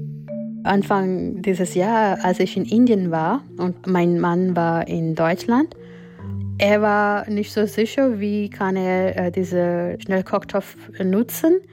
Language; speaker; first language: German; non-native, fluent; Gujarati